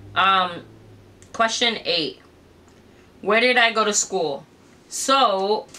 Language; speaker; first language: English; native; English